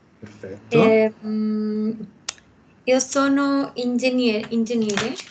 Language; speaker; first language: Italian; non-native, learner; Spanish